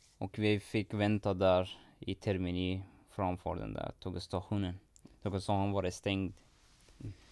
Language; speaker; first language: Swedish; non-native, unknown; Persian